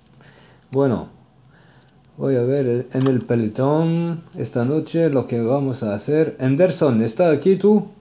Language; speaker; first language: Spanish; non-native, learner; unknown